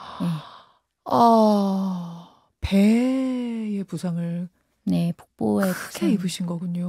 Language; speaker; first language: Korean; native; Korean